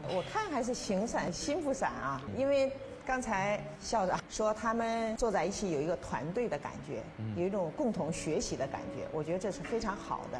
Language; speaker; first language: Chinese; native; Chinese